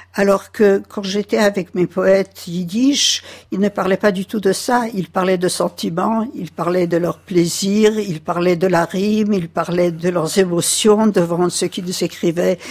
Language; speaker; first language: French; early bilingual, other home language; Yiddish